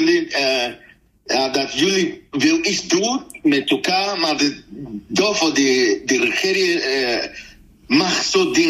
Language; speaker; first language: Dutch; non-native, learner; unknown